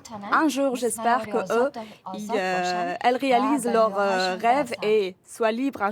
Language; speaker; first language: French; non-native, learner; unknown